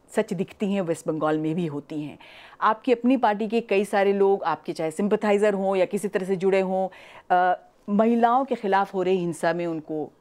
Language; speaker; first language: Hindi; native; Hindi